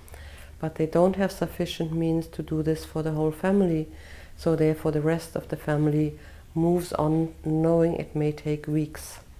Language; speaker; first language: English; non-native, fluent; German